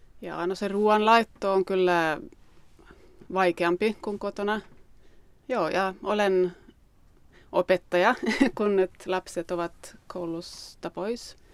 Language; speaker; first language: Finnish; non-native, local second language; Swedish